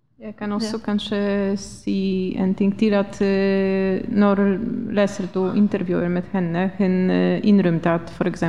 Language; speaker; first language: Norwegian; non-native, fluent; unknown